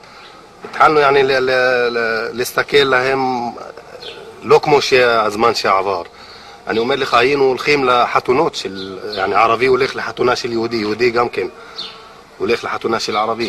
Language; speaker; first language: Hebrew; non-native, local second language; Arabic